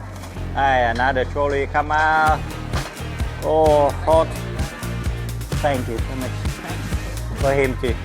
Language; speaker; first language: English; non-native, learner; Vietnamese